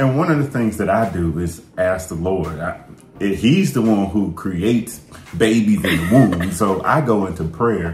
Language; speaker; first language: English; native; English